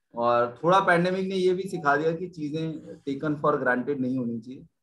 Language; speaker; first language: Hindi; native; Hindi